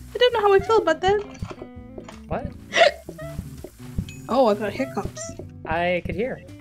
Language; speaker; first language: English; native; English